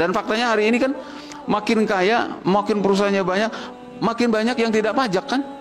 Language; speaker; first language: Indonesian; non-native, local second language; Sundanese